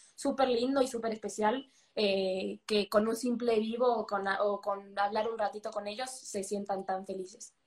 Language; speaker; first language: Spanish; native; Spanish